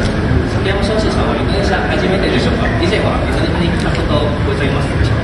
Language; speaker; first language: Japanese; non-native, local second language; Indonesian